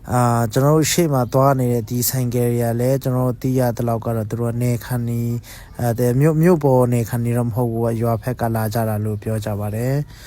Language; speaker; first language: Burmese; non-native, local second language; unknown